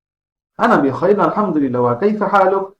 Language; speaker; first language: Arabic; non-native, learner; Bangla